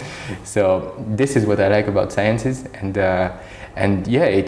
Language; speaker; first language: English; non-native, fluent; French